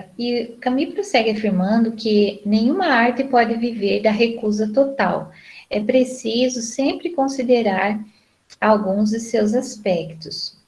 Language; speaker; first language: Portuguese; native; Portuguese